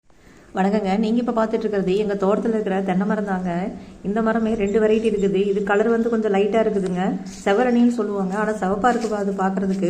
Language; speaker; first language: Tamil; native; Tamil